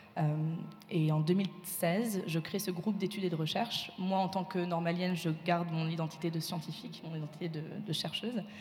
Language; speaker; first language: French; native; French